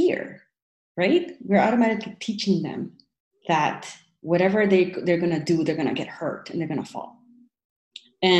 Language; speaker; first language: English; early bilingual, other home language; Spanish